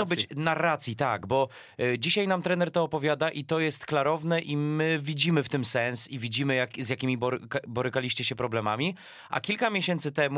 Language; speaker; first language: Polish; native; Polish